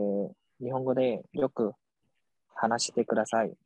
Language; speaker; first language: Japanese; non-native, learner; Vietnamese